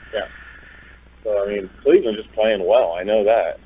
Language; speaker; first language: English; native; English